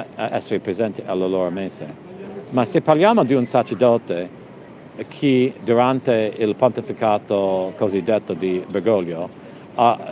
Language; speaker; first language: Italian; non-native, learner; English